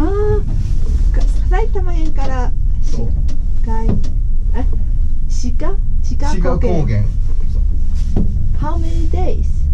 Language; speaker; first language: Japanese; non-native, learner; Chinese